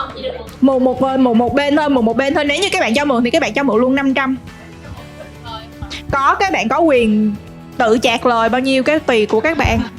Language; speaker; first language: Vietnamese; native; Vietnamese